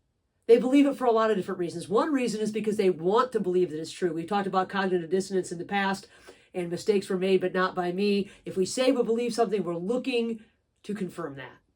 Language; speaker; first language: English; native; English